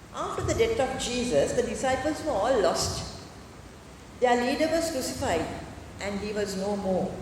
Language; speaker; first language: English; non-native, local second language; Sinhala